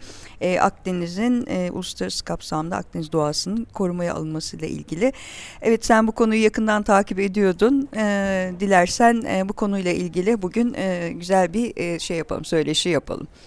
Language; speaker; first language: Turkish; native; Turkish